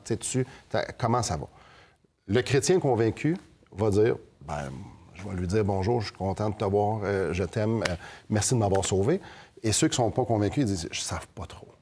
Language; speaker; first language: French; native; French